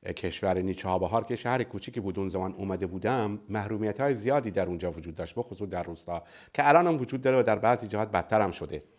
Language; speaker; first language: Persian; non-native, local second language; Baluchi